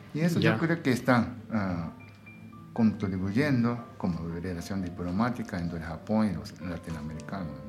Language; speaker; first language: Spanish; non-native, fluent; Japanese